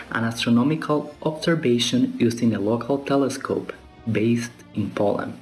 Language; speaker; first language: English; non-native, fluent; German